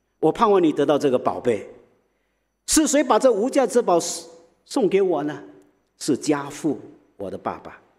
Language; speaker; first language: Chinese; early bilingual, heritage; Chinese